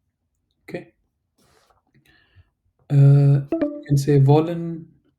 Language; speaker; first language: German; non-native, fluent; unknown